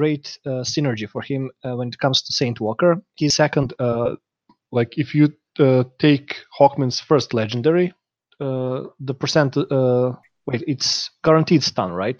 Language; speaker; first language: English; non-native, fluent; Serbian